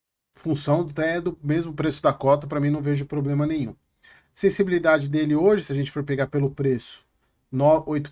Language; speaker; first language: Portuguese; native; Portuguese